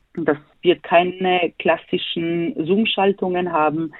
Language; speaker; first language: German; non-native, fluent; Bosnian